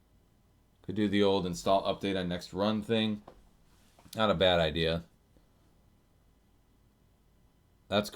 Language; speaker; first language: English; native; English